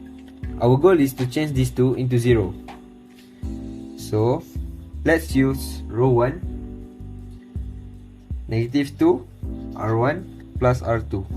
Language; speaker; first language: English; non-native, local second language; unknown